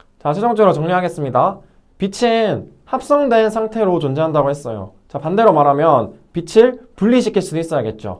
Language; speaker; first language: Korean; native; Korean